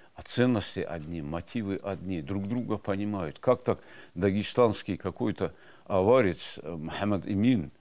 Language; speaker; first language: Russian; non-native, local second language; Avaric